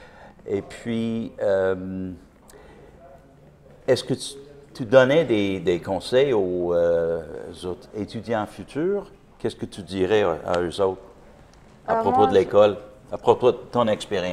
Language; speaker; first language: French; non-native, fluent; English